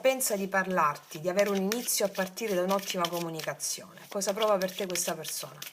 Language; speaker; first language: Italian; native; Italian